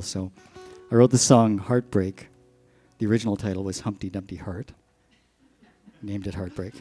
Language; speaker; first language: English; native; English